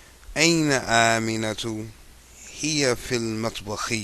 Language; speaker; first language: Arabic; non-native, fluent; English